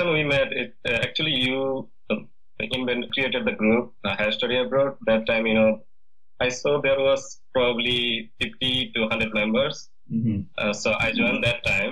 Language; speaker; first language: English; non-native, learner; Bangla